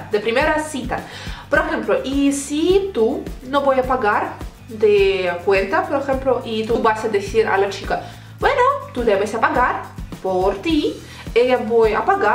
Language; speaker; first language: Spanish; non-native, learner; Russian